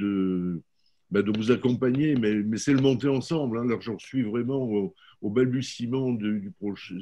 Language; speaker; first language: French; native; French